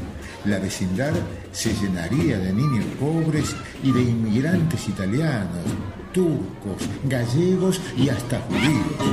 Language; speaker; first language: Spanish; native; Spanish